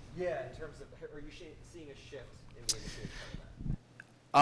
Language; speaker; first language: English; native; English